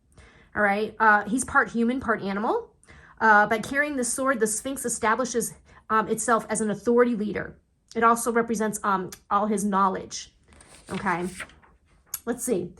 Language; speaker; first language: English; native; English